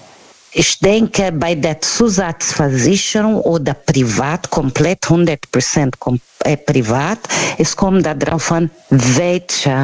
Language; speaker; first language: German; non-native, learner; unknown